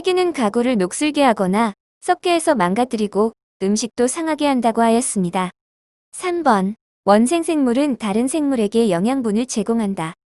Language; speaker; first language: Korean; native; Korean